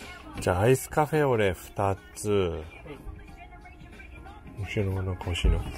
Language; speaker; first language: Japanese; native; Japanese